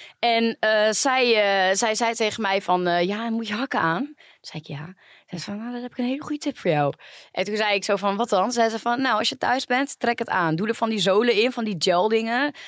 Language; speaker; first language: Dutch; early bilingual, other home language; Greek